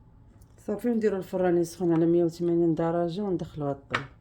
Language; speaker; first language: Arabic; native; Arabic